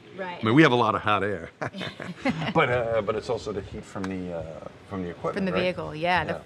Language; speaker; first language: English; native; English